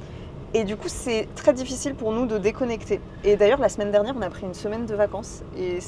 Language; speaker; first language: French; native; French